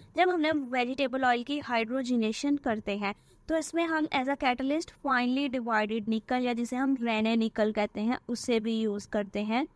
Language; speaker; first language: Hindi; native; Hindi